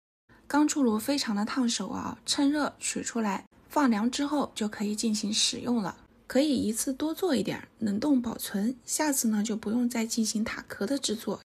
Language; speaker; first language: Chinese; native; Chinese